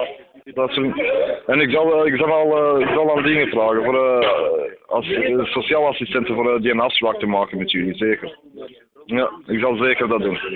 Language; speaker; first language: Dutch; non-native, fluent; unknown